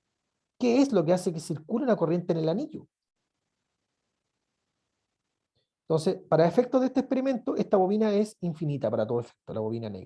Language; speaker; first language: Spanish; native; Spanish